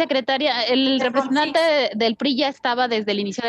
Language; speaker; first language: Spanish; native; Spanish